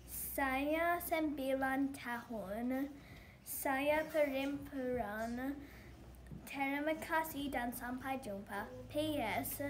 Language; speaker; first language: Indonesian; non-native, learner; English